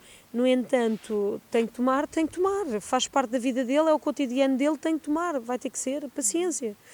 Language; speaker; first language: Portuguese; native; Portuguese